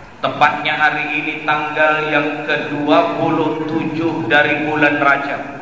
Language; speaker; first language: Indonesian; non-native, local second language; Banjar